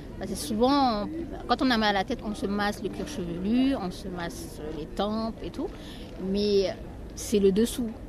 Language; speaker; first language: French; native; French